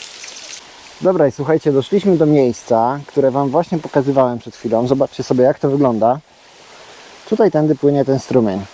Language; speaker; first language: Polish; native; Polish